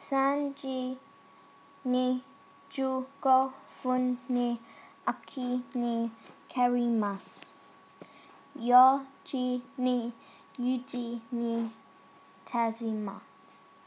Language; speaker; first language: Japanese; non-native, learner; English